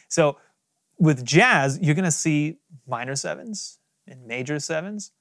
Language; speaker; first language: English; native; English